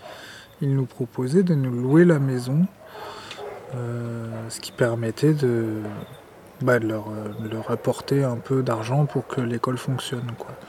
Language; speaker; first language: French; native; French